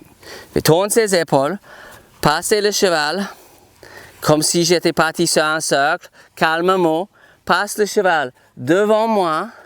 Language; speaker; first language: French; non-native, fluent; English